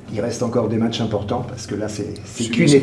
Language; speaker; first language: French; native; French